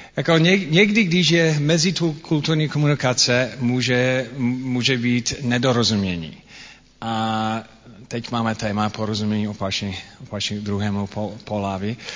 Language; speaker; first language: Czech; non-native, fluent; English